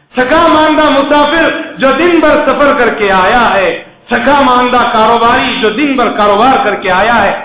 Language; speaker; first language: Urdu; native; Urdu